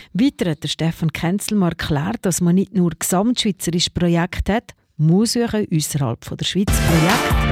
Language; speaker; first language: German; native; German